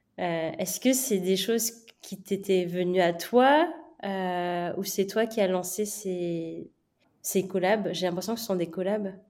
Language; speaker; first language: French; native; French